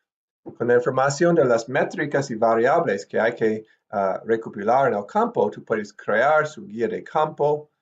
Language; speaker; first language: Spanish; non-native, fluent; English